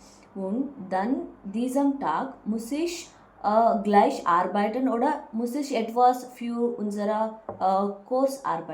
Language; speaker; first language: German; non-native, learner; Kannada